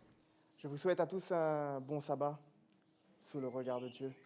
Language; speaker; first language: French; native; French